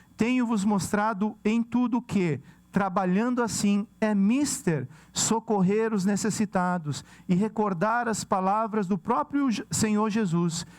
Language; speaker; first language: Portuguese; native; Portuguese